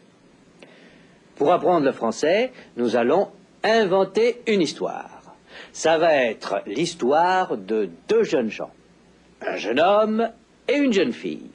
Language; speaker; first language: French; native; French